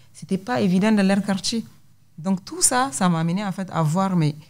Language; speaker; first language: French; non-native, local second language; Hausa